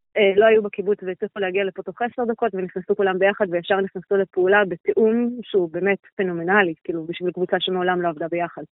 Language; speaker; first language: Hebrew; native; Hebrew